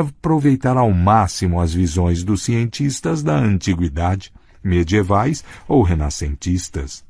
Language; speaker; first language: Portuguese; native; Portuguese